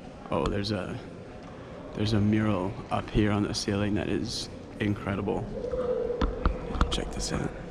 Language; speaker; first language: English; native; English